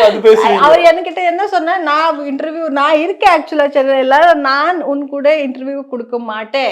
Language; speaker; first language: Tamil; non-native, learner; Malayalam